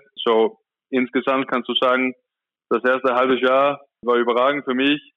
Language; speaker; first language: German; non-native, fluent; Danish